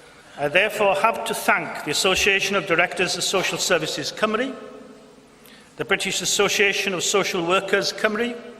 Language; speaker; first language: English; non-native, local second language; Welsh